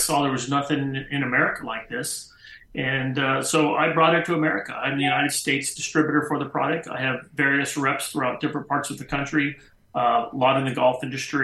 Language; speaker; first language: English; native; English